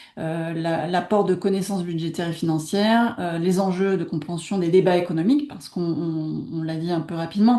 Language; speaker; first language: French; native; French